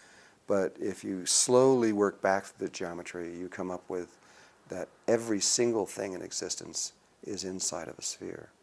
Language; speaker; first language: English; native; English